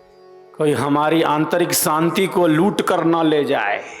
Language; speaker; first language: Hindi; native; Hindi